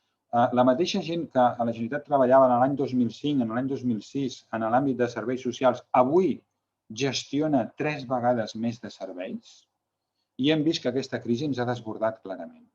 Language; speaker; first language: Catalan; native; Catalan